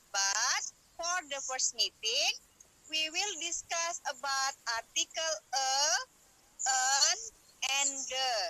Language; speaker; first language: English; non-native, learner; Indonesian